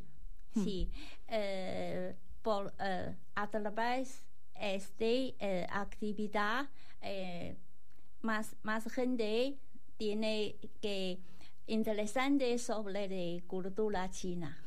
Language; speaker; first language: Spanish; non-native, learner; Chinese